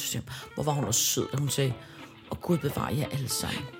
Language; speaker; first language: Danish; native; Danish